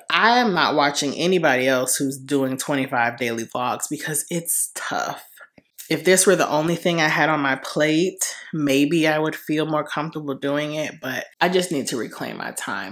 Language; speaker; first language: English; native; English